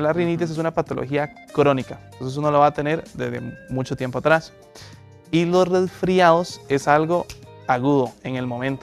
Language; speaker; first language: Spanish; native; Spanish